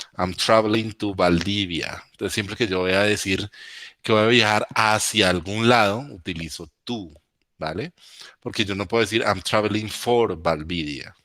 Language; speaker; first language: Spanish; native; Spanish